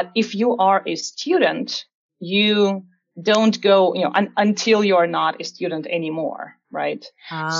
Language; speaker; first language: English; non-native, fluent; Russian